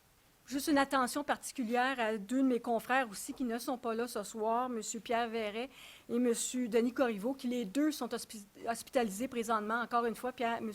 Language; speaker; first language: French; native; French